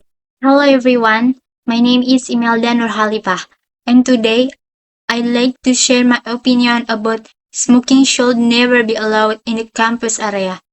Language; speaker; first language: English; non-native, learner; Indonesian